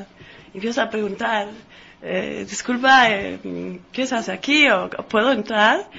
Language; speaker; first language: Spanish; non-native, fluent; Danish